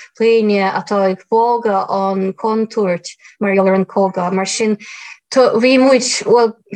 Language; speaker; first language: Irish; non-native, fluent; Ukrainian